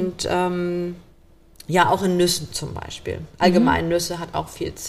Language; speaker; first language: German; native; German